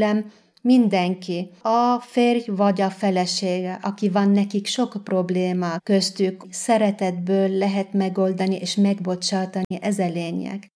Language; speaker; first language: Hungarian; non-native, fluent; Arabic